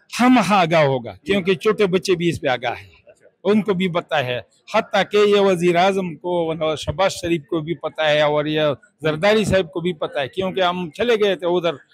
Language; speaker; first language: Urdu; non-native, local second language; Pashto